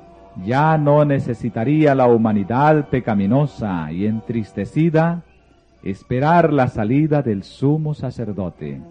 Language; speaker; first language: Spanish; native; Spanish